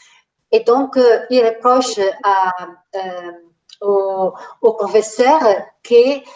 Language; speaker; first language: French; non-native, fluent; Spanish